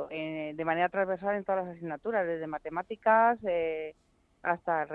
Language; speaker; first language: Spanish; native; Spanish